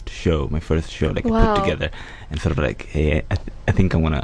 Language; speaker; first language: English; non-native, local second language; Swahili